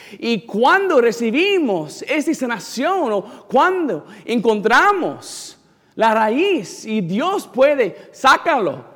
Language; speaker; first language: Spanish; non-native, learner; English